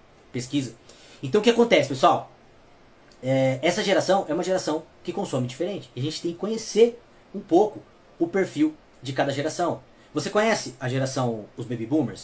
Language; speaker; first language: Portuguese; native; Portuguese